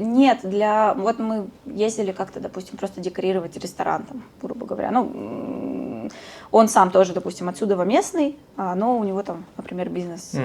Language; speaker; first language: Russian; native; Russian